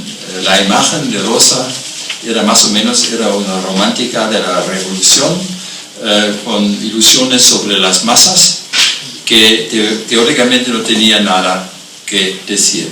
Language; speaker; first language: Spanish; non-native, fluent; German